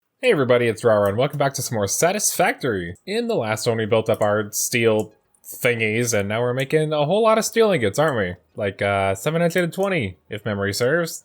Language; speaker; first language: English; native; English